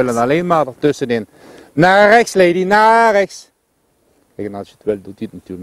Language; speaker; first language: Dutch; native; Dutch